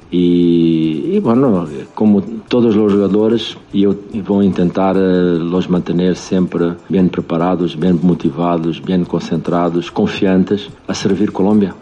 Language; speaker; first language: Spanish; non-native, learner; Portuguese